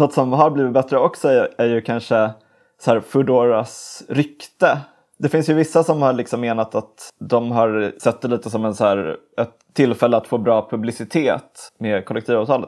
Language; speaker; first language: Swedish; native; Swedish